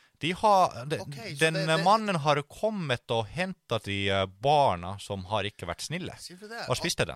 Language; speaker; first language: Norwegian; non-native, fluent; Finnish